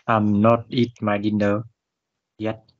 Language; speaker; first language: English; non-native, learner; Vietnamese